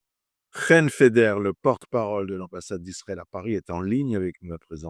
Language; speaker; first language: French; native; French